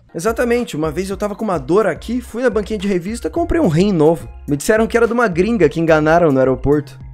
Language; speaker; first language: Portuguese; native; Portuguese